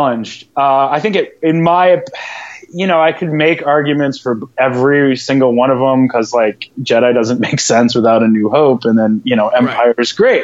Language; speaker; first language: English; native; English